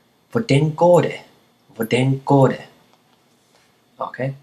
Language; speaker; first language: Danish; non-native, fluent; English